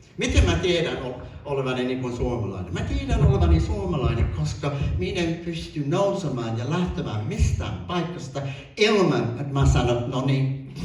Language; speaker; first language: Finnish; non-native, fluent; English